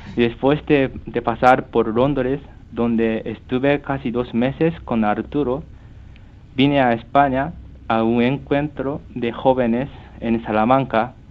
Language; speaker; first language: Spanish; non-native, fluent; Japanese